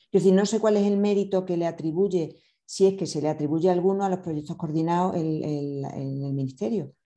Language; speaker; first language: Spanish; native; Spanish